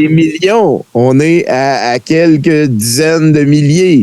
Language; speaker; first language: French; native; French